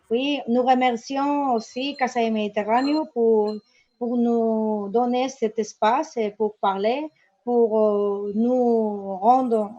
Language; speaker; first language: French; non-native, learner; Spanish